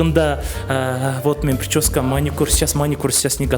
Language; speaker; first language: Russian; non-native, local second language; Kyrgyz